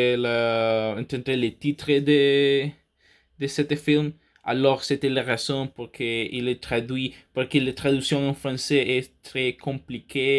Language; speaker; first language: French; non-native, learner; Spanish